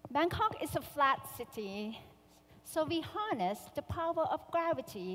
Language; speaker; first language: English; non-native, fluent; Thai